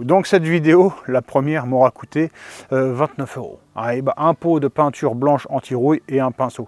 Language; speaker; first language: French; native; French